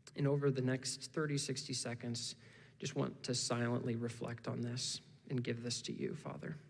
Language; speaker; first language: English; native; English